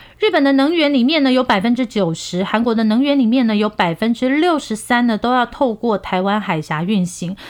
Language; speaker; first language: Chinese; non-native, fluent; Korean